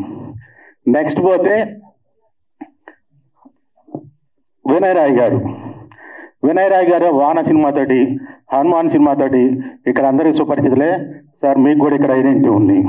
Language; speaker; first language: Telugu; native; Telugu